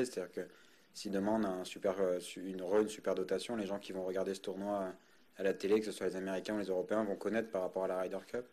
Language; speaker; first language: French; native; French